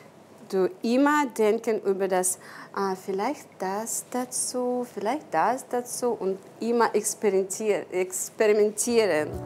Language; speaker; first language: German; non-native, learner; Ukrainian